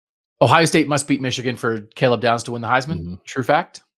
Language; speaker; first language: English; native; English